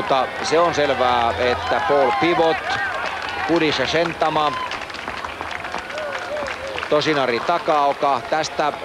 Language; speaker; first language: Finnish; native; Finnish